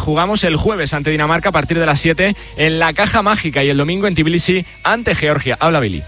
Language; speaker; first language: Spanish; native; Spanish